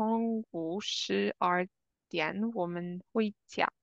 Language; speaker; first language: Chinese; non-native, learner; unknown